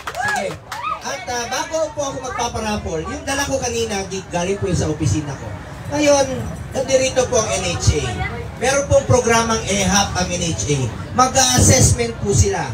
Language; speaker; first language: Filipino; non-native, local second language; Cebuano